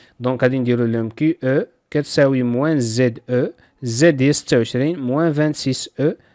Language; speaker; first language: French; non-native, local second language; Arabic